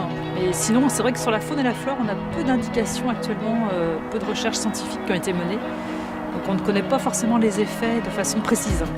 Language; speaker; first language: French; native; French